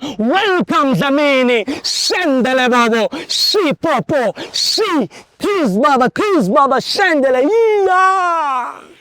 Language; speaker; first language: Zulu; native; Zulu